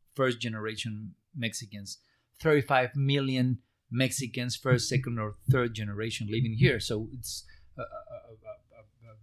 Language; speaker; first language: English; non-native, fluent; Spanish